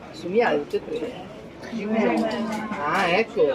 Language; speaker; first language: Italian; non-native, learner; Ukrainian